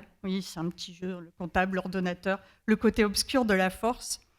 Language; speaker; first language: French; native; French